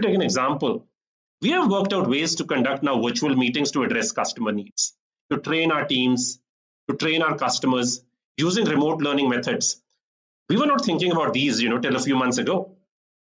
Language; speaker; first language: English; non-native, local second language; Punjabi